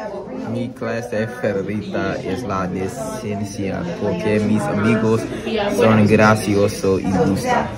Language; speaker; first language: Spanish; non-native, learner; English